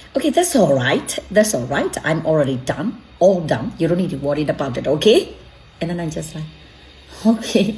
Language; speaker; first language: English; non-native, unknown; Burmese